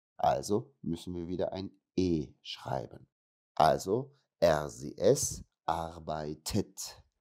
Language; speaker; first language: German; non-native, fluent; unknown